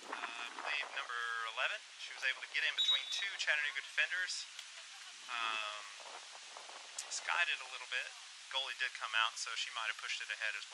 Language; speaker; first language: English; native; English